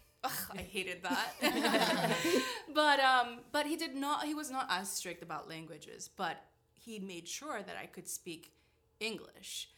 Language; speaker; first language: English; non-native, fluent; Haitian Creole